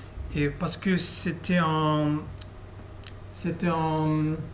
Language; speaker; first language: French; non-native, learner; Korean